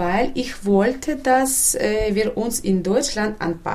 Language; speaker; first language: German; non-native, fluent; Russian